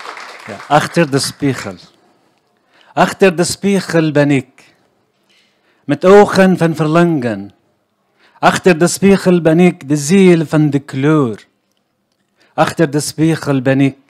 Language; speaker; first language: Dutch; non-native, learner; Kurdish